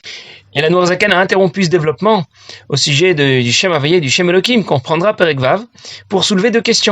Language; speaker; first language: French; native; French